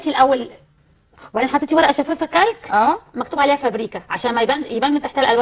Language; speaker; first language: Arabic; native; Arabic